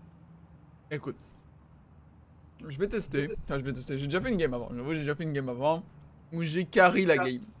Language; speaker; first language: French; native; French